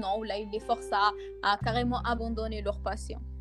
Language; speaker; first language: French; non-native, local second language; Arabic